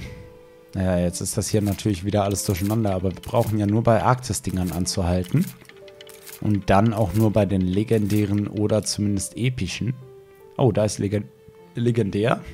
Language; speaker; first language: German; native; German